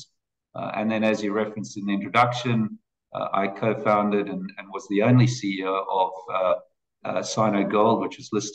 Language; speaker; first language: English; native; English